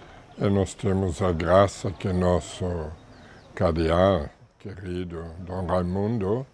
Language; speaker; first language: Portuguese; non-native, fluent; German